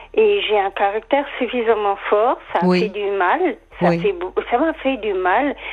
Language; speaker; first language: French; native; French